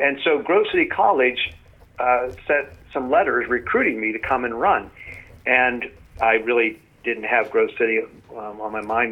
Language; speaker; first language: English; native; English